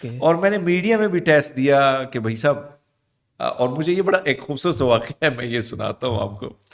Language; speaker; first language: Urdu; non-native, local second language; Punjabi